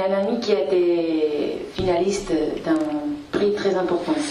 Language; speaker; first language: French; non-native, fluent; Spanish